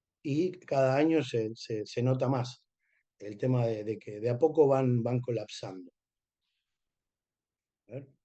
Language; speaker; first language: Spanish; native; Spanish